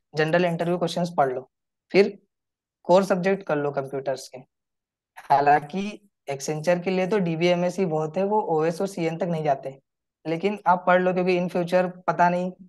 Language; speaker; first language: Hindi; native; Hindi